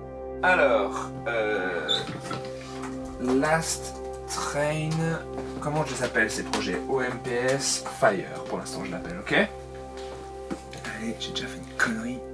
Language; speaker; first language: French; native; French